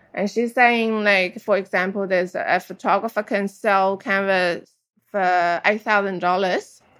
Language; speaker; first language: English; non-native, fluent; Chinese